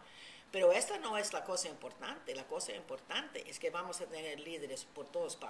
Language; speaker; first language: Spanish; early bilingual, heritage; Spanish